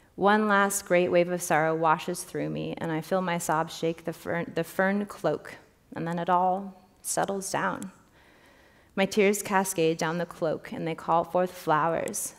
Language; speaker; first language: English; native; English